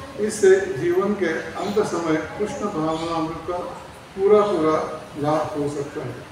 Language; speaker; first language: Hindi; non-native, local second language; Marathi